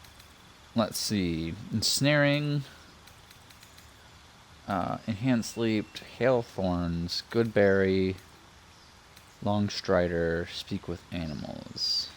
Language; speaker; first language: English; native; English